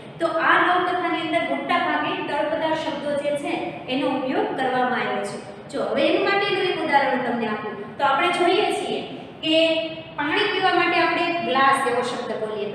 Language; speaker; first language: Gujarati; native; Gujarati